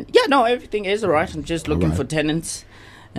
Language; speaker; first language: English; non-native, local second language; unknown